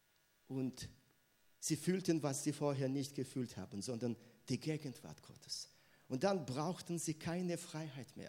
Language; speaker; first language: German; non-native, fluent; Russian